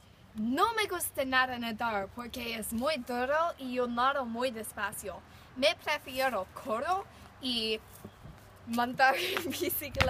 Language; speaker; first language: Spanish; non-native, learner; English